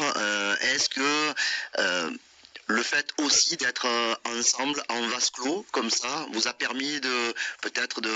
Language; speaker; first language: French; native; French